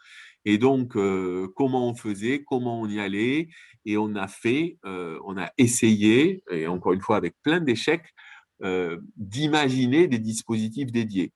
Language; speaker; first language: French; native; French